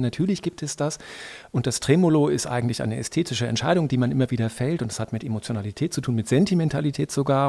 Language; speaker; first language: German; native; German